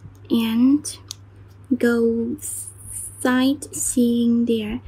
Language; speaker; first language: English; non-native, fluent; Vietnamese